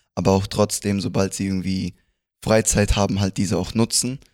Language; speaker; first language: German; early bilingual, other home language; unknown